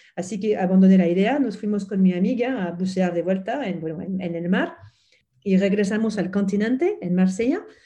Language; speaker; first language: Spanish; non-native, fluent; French